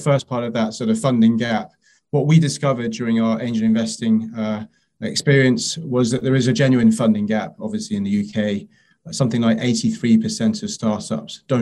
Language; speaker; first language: English; native; English